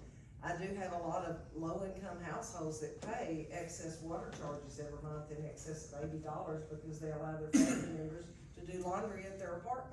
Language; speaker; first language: English; native; English